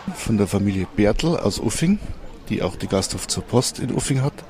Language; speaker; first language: German; native; German